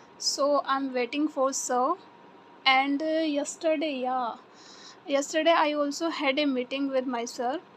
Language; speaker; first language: English; non-native, local second language; Hindi